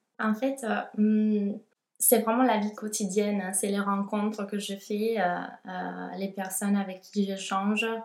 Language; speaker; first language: French; non-native, fluent; Italian